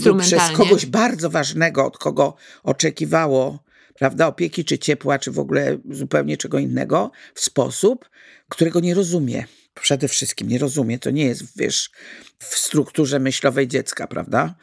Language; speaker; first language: Polish; native; Polish